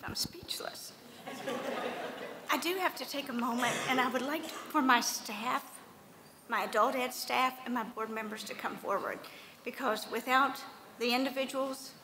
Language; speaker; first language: English; native; English